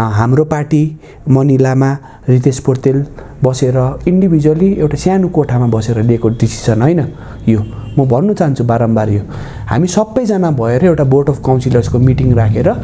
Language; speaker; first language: Nepali; native; Nepali